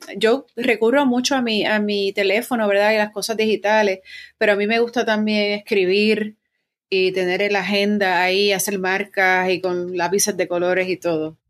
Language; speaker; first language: Spanish; native; Spanish